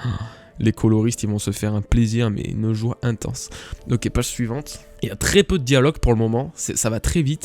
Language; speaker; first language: French; native; French